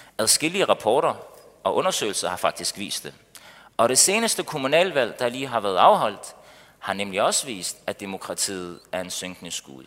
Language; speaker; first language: Danish; early bilingual, other home language; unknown